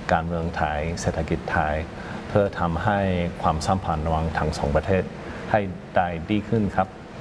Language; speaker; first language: Thai; non-native, fluent; English